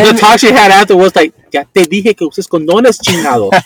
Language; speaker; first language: Spanish; early bilingual, heritage; Spanish